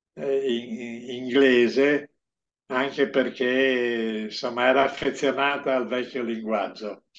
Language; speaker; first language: Italian; non-native, local second language; Friulian